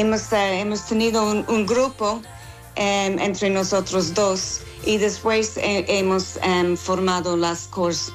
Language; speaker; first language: Spanish; non-native, fluent; English